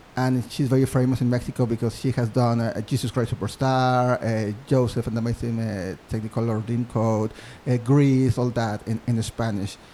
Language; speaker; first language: English; non-native, fluent; Spanish